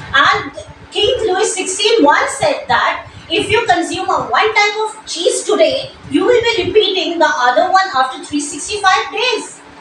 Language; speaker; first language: English; non-native, local second language; Hindi